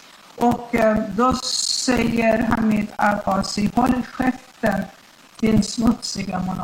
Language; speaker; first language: Swedish; non-native, fluent; Persian